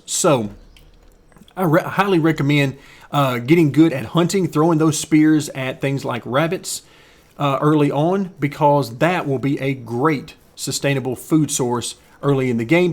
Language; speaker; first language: English; native; English